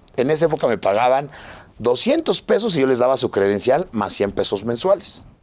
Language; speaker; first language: Spanish; native; Spanish